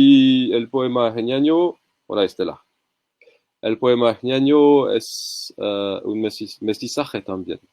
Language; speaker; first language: Spanish; non-native, learner; French